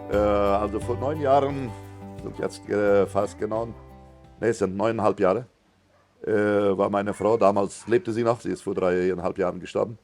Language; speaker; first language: German; non-native, local second language; Plautdietsch